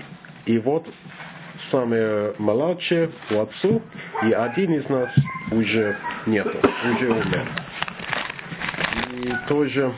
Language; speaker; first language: Russian; non-native, learner; English